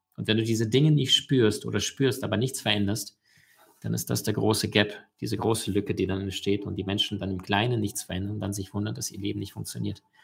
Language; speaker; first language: German; early bilingual, other home language; Russian